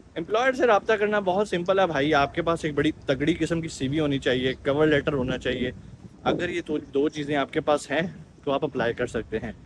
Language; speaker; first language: Urdu; native; Urdu